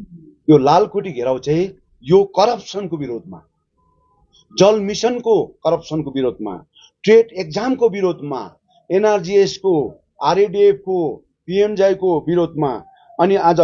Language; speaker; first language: Nepali; native; Nepali